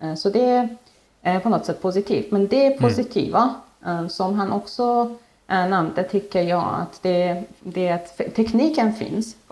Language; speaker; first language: Swedish; non-native, fluent; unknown